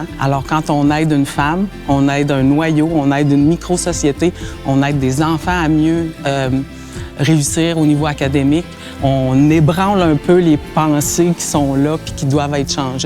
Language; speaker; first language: French; native; French